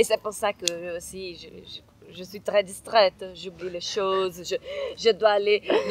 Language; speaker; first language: French; non-native, fluent; Portuguese